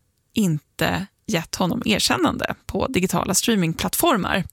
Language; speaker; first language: Swedish; native; Swedish